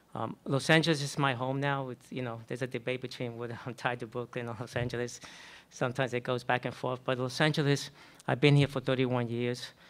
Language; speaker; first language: English; native; English